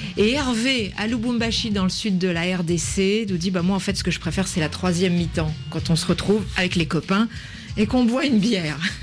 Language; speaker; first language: French; native; French